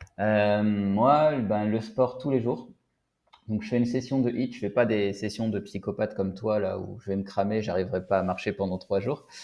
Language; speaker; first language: French; native; French